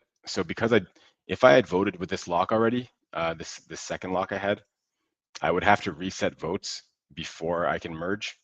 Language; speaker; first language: English; native; English